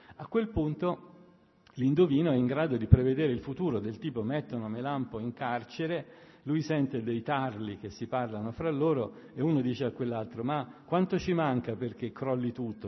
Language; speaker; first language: Italian; native; Italian